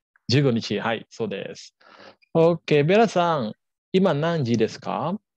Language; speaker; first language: Japanese; non-native, fluent; Indonesian